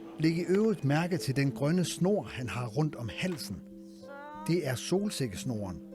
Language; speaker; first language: Danish; native; Danish